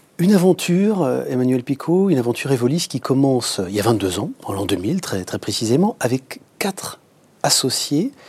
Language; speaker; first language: French; native; French